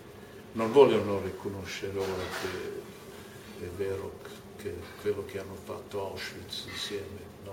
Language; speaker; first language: Italian; non-native, fluent; German